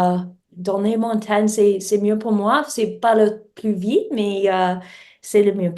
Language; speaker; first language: French; non-native, learner; English